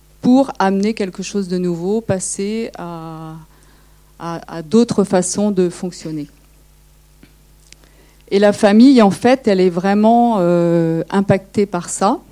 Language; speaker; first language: French; native; French